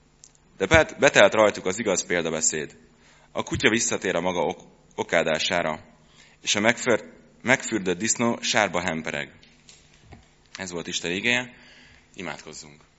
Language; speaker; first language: Hungarian; native; Hungarian